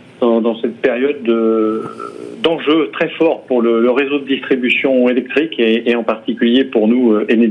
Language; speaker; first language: French; native; French